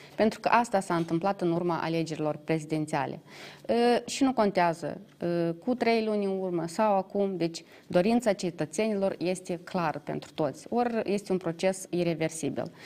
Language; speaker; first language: Romanian; native; Romanian